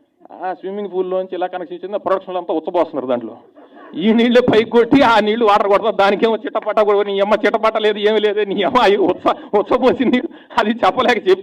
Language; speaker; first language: Telugu; native; Telugu